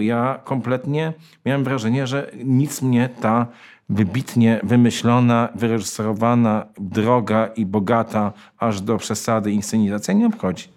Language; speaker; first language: Polish; native; Polish